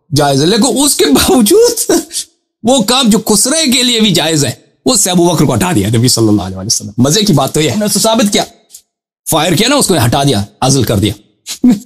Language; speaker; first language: Urdu; non-native, fluent; Persian